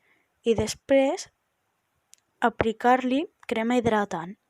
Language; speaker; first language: Catalan; native; Catalan